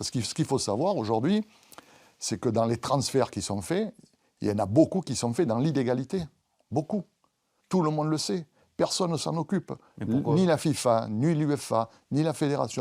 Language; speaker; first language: French; native; French